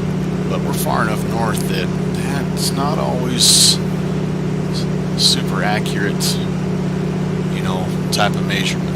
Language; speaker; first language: English; native; English